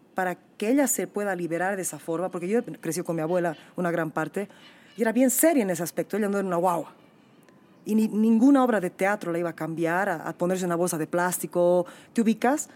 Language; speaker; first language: Spanish; native; Spanish